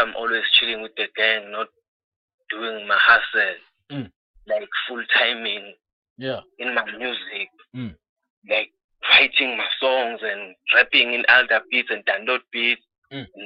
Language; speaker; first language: English; non-native, local second language; Swati